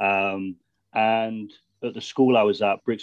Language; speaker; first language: English; native; English